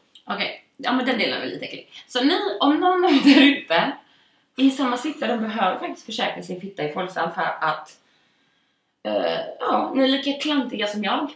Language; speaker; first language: Swedish; native; Swedish